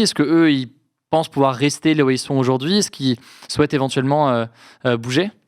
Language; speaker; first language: French; native; French